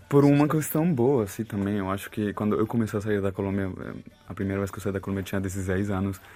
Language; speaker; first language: Portuguese; non-native, fluent; Spanish